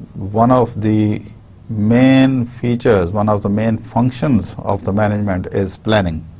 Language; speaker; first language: English; non-native, local second language; Urdu